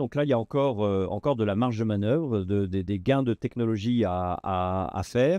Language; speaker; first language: French; native; French